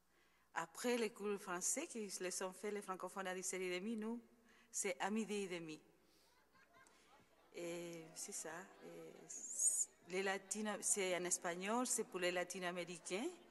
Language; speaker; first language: French; non-native, fluent; Spanish